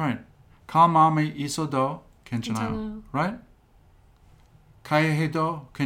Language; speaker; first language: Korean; non-native, fluent; English